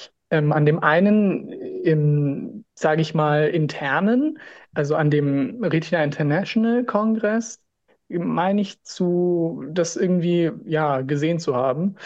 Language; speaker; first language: German; native; German